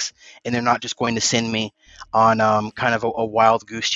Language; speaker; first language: English; native; English